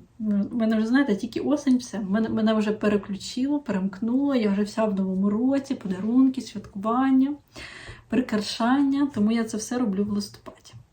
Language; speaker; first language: Ukrainian; non-native, local second language; Russian